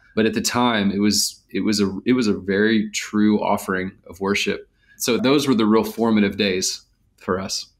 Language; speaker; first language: English; native; English